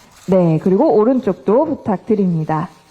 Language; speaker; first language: Korean; native; Korean